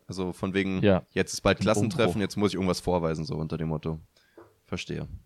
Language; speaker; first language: German; native; German